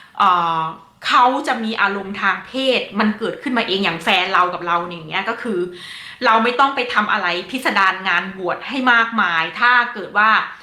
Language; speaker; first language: Thai; native; Thai